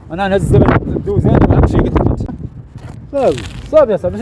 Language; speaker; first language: Arabic; native; Arabic